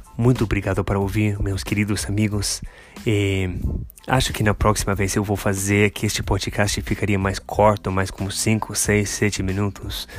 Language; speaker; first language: Portuguese; non-native, fluent; English